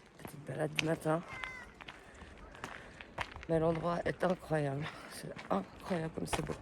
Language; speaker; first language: French; native; French